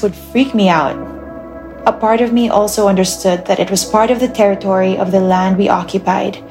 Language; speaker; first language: English; non-native, local second language; Filipino